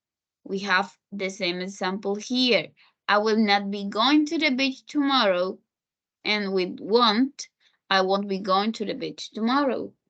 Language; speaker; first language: English; non-native, fluent; Spanish